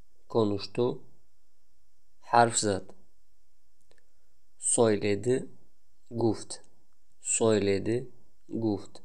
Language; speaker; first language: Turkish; non-native, learner; Tajik